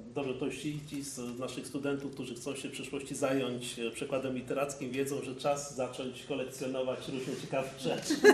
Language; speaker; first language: Polish; native; Polish